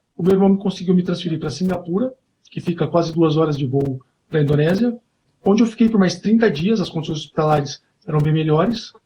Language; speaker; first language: Portuguese; native; Portuguese